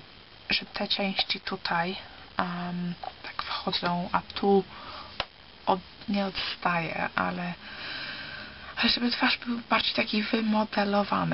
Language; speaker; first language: Polish; early bilingual, heritage; Polish